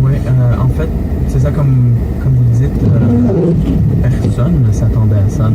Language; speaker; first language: French; early bilingual, other home language; Arabic